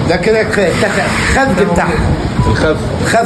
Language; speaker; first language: Arabic; native; Arabic